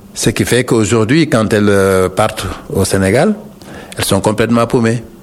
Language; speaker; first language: French; non-native, local second language; Wolof